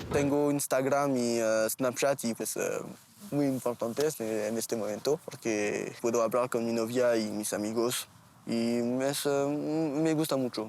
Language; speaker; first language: Spanish; non-native, learner; French